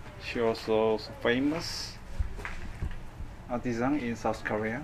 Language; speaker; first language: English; non-native, fluent; Korean